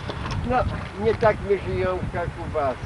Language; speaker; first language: Russian; non-native, learner; Polish